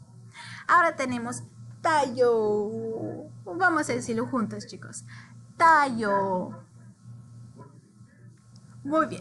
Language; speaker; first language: Spanish; early bilingual, heritage; English